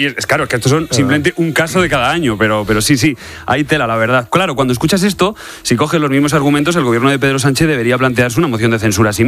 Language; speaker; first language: Spanish; native; Spanish